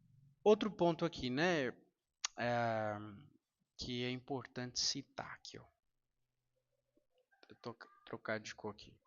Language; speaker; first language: Portuguese; native; Portuguese